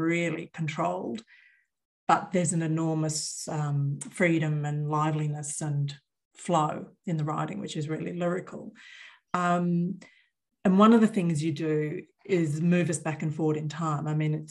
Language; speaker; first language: English; native; English